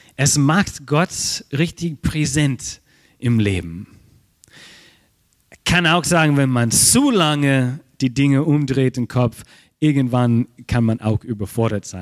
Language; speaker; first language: German; non-native, fluent; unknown